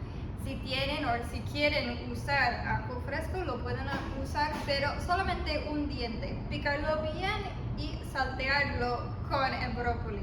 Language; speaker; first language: Spanish; early bilingual, heritage; Spanish